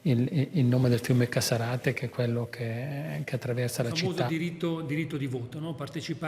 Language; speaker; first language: Italian; native; Italian